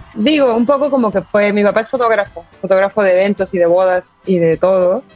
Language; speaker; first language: Spanish; native; Spanish